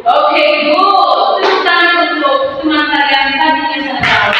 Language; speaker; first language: Indonesian; native; Indonesian